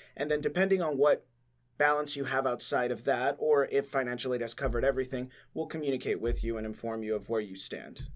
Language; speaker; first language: English; native; English